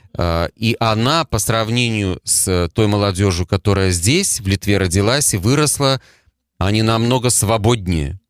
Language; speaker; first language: Russian; native; Russian